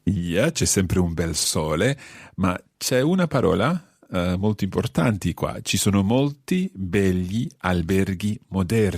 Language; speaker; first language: Italian; non-native, fluent; English